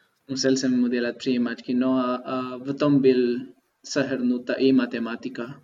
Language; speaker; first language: Czech; non-native, fluent; Spanish